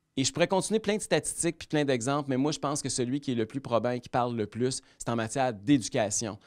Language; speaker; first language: French; native; French